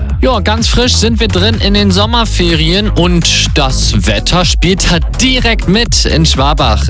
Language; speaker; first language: German; native; German